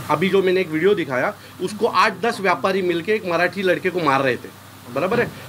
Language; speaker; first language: Hindi; non-native, local second language; Marathi